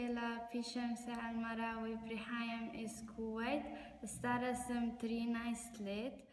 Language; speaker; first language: Slovenian; non-native, learner; Arabic